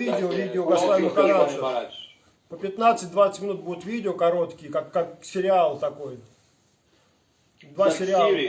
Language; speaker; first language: Russian; native; Russian